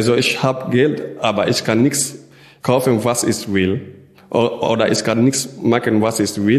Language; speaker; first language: German; non-native, learner; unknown